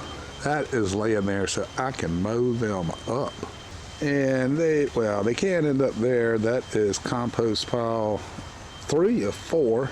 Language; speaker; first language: English; native; English